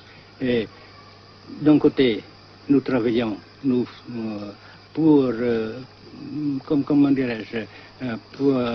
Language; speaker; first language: French; non-native, fluent; Vietnamese